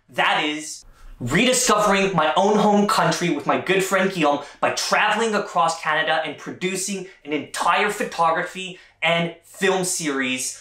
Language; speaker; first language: English; native; English